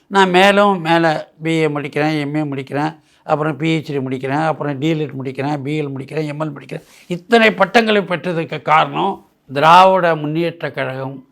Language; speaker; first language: Tamil; native; Tamil